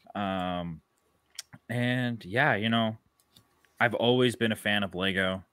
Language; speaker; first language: English; native; English